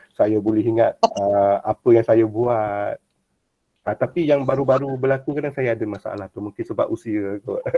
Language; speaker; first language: Malay; native; Malay